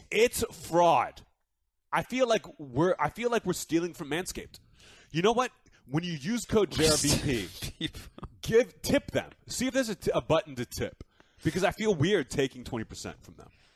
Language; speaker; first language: English; native; English